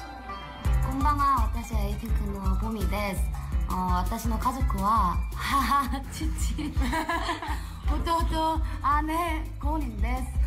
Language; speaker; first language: Japanese; non-native, learner; Korean